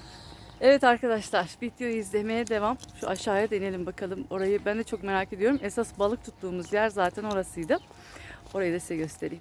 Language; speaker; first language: Turkish; native; Turkish